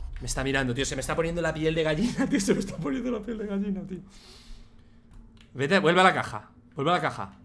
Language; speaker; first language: Spanish; native; Spanish